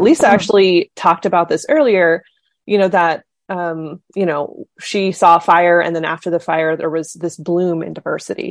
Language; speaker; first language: English; native; English